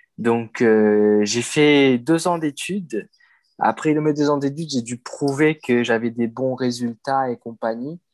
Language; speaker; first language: French; non-native, local second language; Morisyen